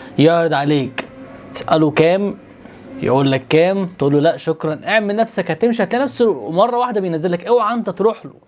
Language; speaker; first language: Egyptian Arabic; native; Egyptian Arabic